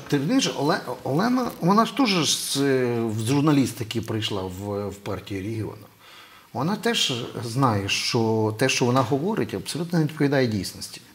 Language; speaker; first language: Ukrainian; native; Ukrainian